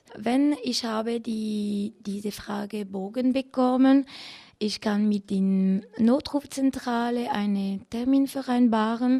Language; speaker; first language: German; non-native, learner; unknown